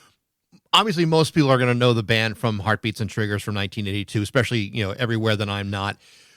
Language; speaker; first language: English; native; English